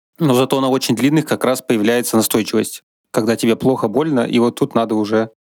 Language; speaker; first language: Russian; native; Russian